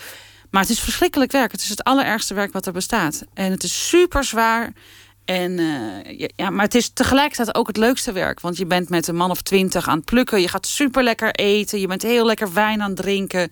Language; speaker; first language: Dutch; native; Dutch